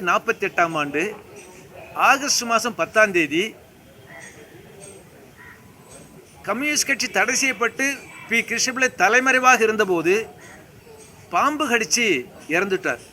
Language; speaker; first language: Tamil; native; Tamil